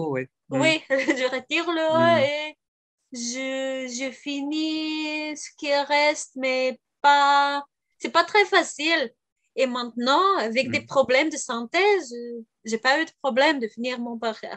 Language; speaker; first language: French; non-native, fluent; Bulgarian